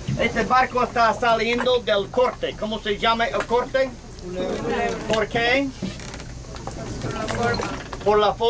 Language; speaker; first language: Spanish; non-native, learner; English